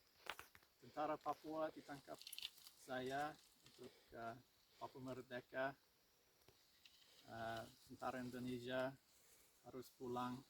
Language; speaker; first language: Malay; non-native, learner; English